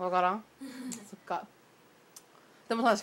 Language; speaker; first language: Japanese; non-native, learner; English